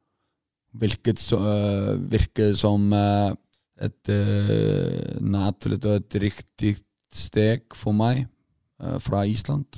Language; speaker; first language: Norwegian; non-native, fluent; Icelandic